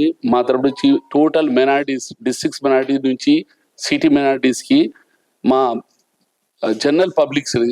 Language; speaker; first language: Telugu; non-native, local second language; Urdu